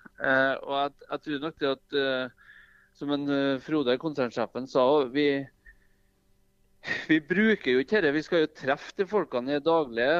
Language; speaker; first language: Norwegian; native; Norwegian